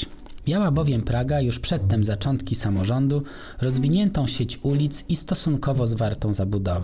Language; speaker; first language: Polish; native; Polish